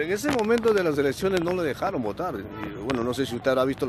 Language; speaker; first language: Spanish; native; Spanish